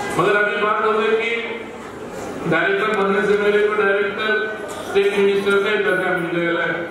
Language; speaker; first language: Hindi; non-native, local second language; Marathi